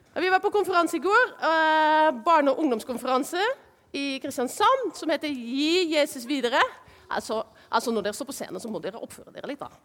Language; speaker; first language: Norwegian; non-native, fluent; Dutch